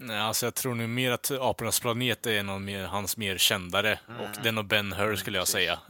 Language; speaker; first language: Swedish; native; Swedish